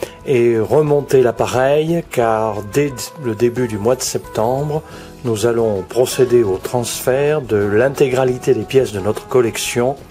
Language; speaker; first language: French; native; French